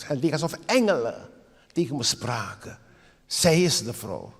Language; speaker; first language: Dutch; non-native, local second language; Papiamento